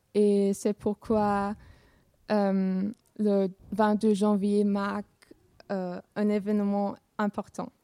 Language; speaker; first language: French; non-native, fluent; German